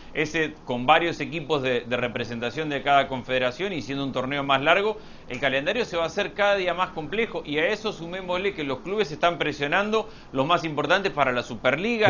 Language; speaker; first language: Spanish; native; Spanish